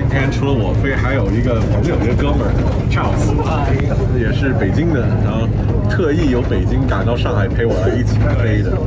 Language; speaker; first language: Chinese; native; Chinese